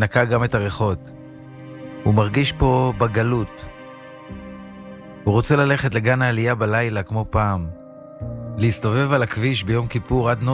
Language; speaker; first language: Hebrew; native; Hebrew